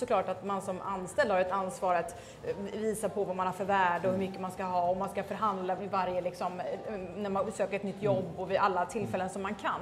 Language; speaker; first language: Swedish; native; Swedish